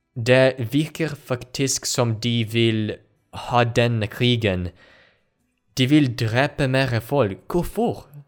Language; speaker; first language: Norwegian; non-native, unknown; Ukrainian